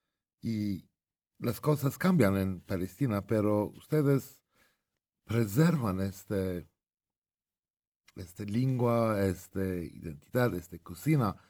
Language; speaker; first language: Spanish; non-native, fluent; Arabic